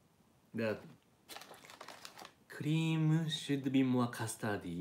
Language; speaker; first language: English; non-native, learner; Japanese